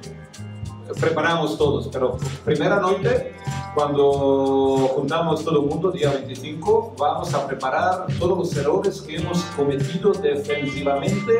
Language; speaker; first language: Spanish; non-native, fluent; Croatian